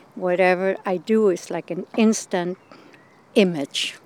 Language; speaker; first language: English; non-native, fluent; Spanish